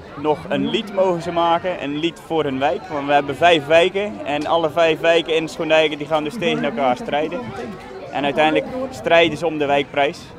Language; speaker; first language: Dutch; native; Dutch